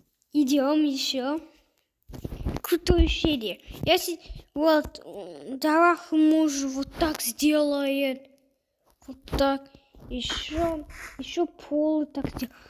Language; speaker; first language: Russian; non-native, learner; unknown